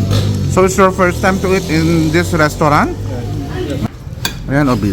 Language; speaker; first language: English; non-native, learner; Filipino